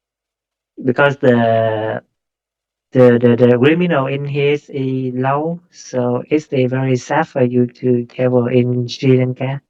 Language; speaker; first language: English; non-native, learner; Vietnamese